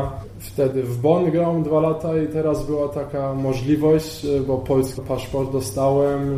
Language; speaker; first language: Polish; early bilingual, heritage; Polish